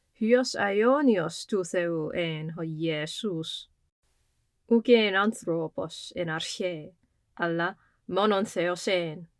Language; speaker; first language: Greek; non-native, fluent; English